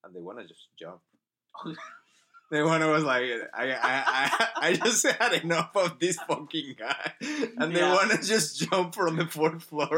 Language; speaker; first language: English; non-native, fluent; Spanish